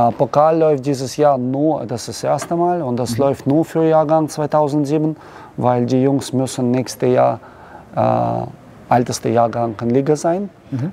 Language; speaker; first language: German; non-native, learner; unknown